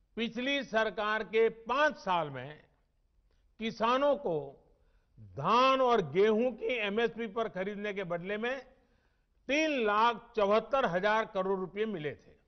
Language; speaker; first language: Hindi; non-native, local second language; Gujarati